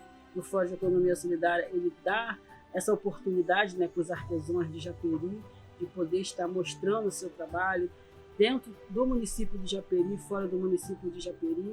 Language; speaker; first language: Portuguese; native; Portuguese